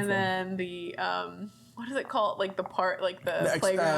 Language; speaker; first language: English; native; English